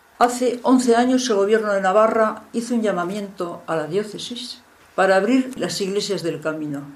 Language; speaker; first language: Spanish; native; Spanish